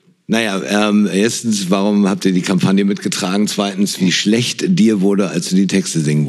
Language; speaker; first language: German; native; German